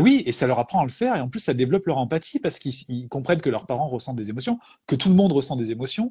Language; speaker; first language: French; native; French